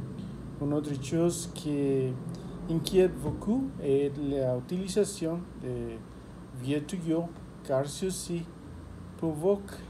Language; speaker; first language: French; non-native, learner; Spanish